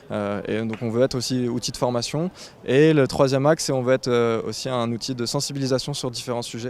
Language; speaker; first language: French; native; French